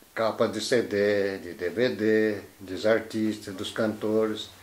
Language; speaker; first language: Portuguese; native; Portuguese